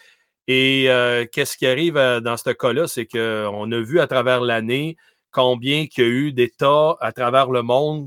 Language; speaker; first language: French; native; French